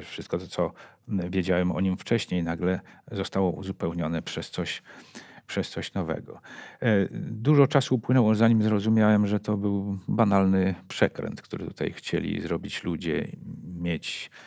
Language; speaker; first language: Polish; native; Polish